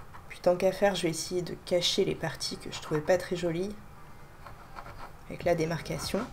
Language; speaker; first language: French; native; French